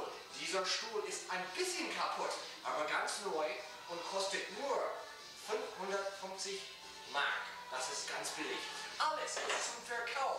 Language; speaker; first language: German; non-native, learner; English